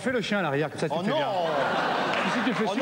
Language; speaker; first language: French; native; French